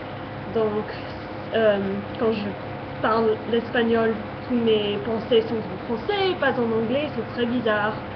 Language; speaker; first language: French; non-native, fluent; English